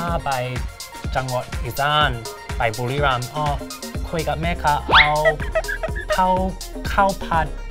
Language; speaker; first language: Thai; non-native, learner; English